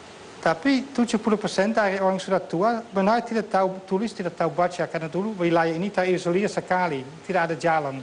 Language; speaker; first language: Indonesian; non-native, fluent; Dutch